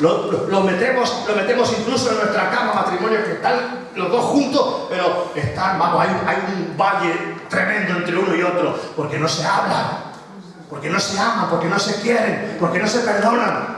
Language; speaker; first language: Spanish; native; Spanish